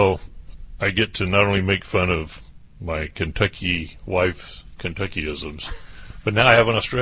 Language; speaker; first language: English; native; English